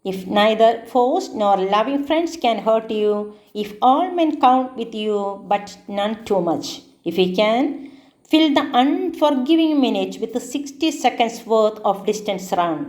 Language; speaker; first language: English; non-native, local second language; Malayalam